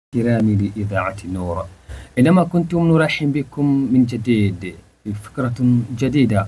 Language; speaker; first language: Arabic; non-native, fluent; Swahili